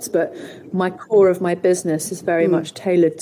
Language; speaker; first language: English; native; English